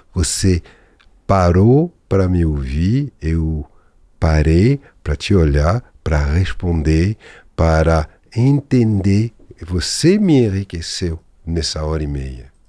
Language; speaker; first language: Portuguese; non-native, fluent; French